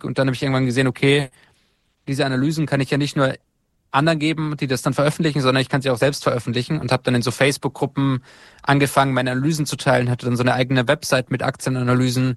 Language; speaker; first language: German; native; German